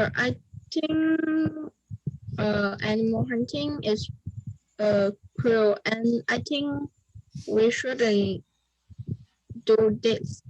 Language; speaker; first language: English; non-native, learner; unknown